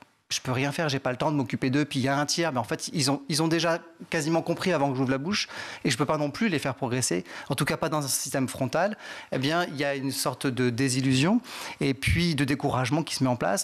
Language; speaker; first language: French; native; French